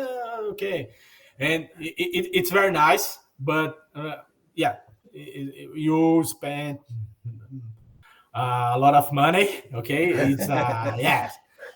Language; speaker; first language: English; non-native, learner; Portuguese